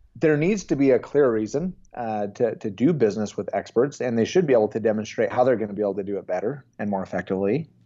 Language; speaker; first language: English; native; English